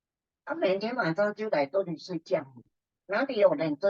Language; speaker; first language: Chinese; early bilingual, heritage; Chinese